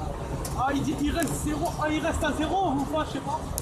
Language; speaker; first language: French; native; French